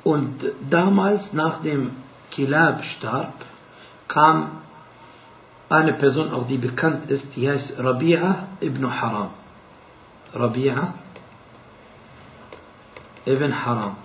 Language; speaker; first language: German; non-native, fluent; Arabic